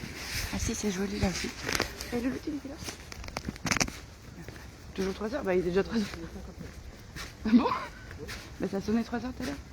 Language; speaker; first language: French; native; French